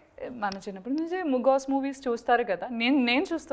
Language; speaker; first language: Telugu; non-native, learner; Malayalam